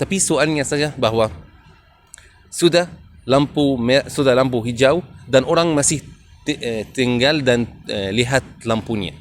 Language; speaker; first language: Indonesian; non-native, learner; Arabic